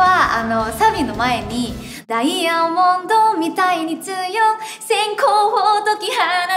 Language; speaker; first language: Japanese; non-native, fluent; Thai